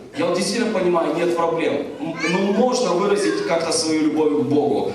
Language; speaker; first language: Russian; native; Russian